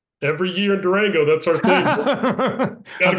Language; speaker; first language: English; native; English